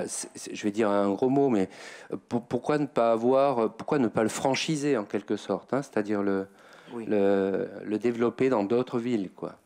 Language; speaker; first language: French; native; French